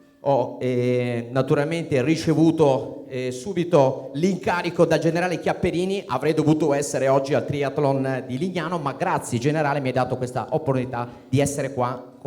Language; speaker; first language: Italian; native; Italian